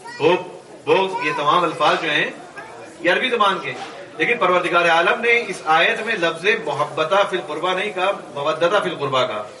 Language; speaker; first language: Urdu; native; Urdu